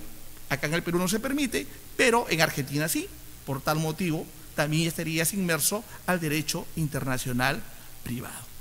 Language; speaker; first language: Spanish; native; Spanish